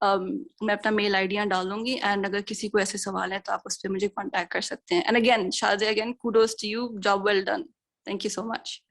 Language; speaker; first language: Hindi; native; Hindi